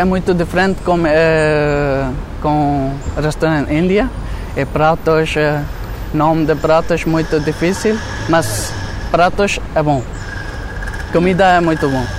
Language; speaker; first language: Portuguese; non-native, learner; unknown